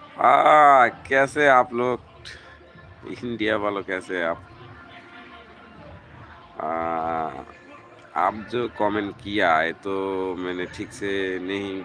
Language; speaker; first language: Hindi; non-native, fluent; Bangla